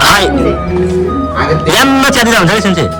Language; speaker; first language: Japanese; non-native, learner; Nepali